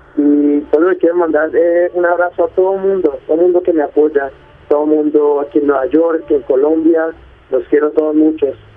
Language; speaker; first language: Spanish; early bilingual, heritage; Spanish